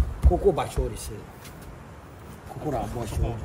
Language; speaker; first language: Japanese; non-native, learner; Thai